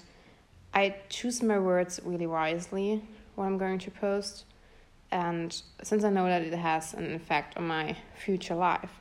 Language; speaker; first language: English; non-native, fluent; German